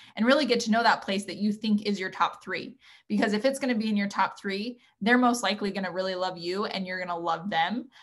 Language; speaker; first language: English; native; English